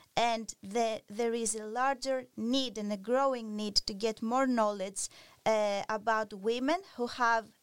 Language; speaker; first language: English; non-native, fluent; Greek